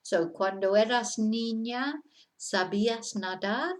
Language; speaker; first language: Spanish; non-native, fluent; English